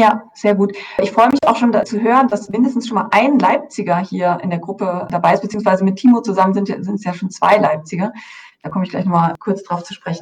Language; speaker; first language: German; native; German